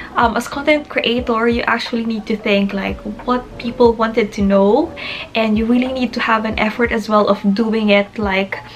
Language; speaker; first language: English; non-native, local second language; Filipino